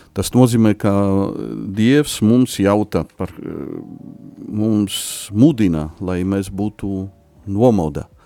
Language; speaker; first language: Latvian; non-native, fluent; Polish